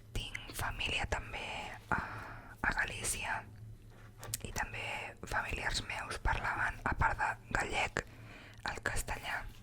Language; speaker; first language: Catalan; native; Catalan